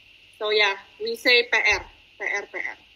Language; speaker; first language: English; non-native, fluent; Indonesian